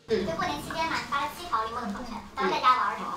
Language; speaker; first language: Chinese; native; Chinese